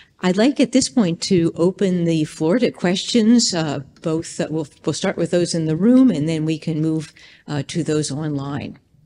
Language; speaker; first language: English; native; English